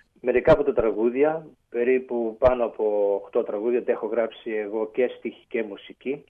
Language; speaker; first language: Greek; early bilingual, heritage; Greek